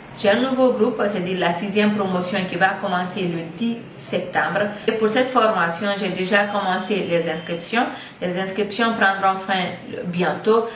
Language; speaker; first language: French; non-native, local second language; Fula